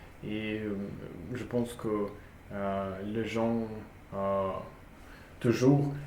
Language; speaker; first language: French; non-native, learner; Russian